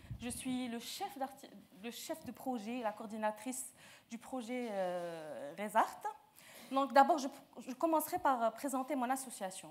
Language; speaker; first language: French; non-native, local second language; Arabic